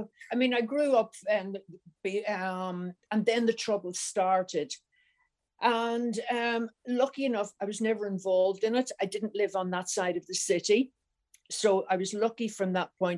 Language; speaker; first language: English; native; English